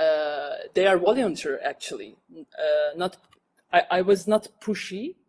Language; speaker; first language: English; non-native, fluent; Turkish